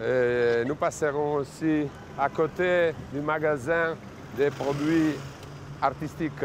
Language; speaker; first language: French; non-native, fluent; Italian